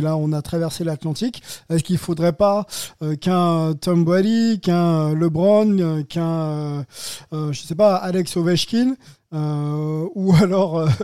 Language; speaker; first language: French; native; French